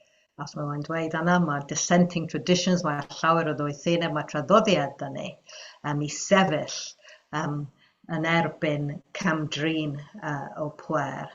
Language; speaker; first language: Welsh; non-native, fluent; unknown